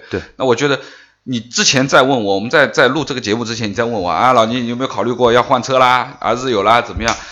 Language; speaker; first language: Chinese; native; Chinese